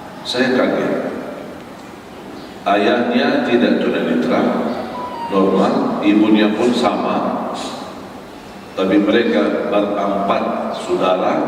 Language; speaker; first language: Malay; non-native, fluent; Arabic